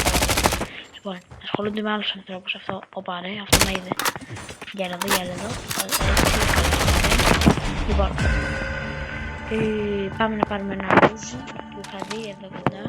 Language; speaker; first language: Greek; native; Greek